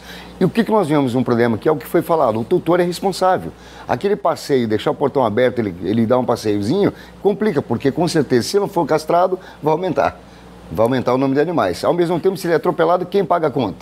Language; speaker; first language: Portuguese; native; Portuguese